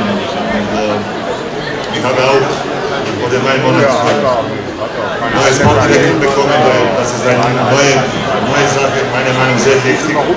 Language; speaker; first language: German; non-native, learner; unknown